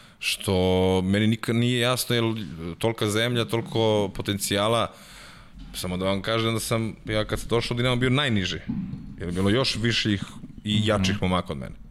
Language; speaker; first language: Serbian; native; Serbian